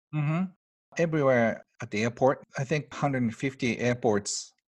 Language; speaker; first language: English; non-native, fluent; Japanese